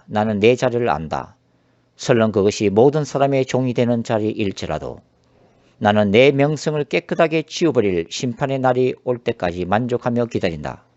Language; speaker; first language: Korean; native; Korean